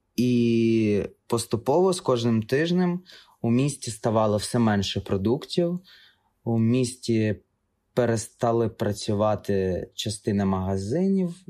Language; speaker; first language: Ukrainian; non-native, local second language; Russian